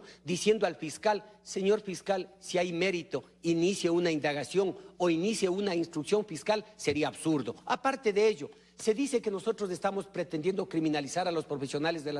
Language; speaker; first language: Spanish; native; Spanish